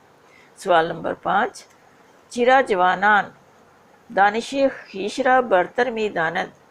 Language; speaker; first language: Persian; non-native, fluent; Urdu